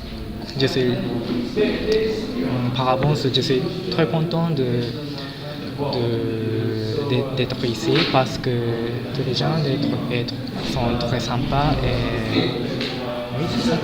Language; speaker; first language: French; non-native, fluent; Japanese